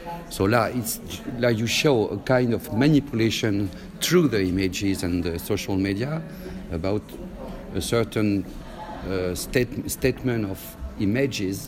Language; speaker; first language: English; non-native, learner; French